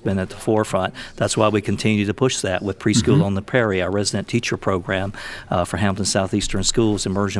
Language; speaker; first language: English; native; English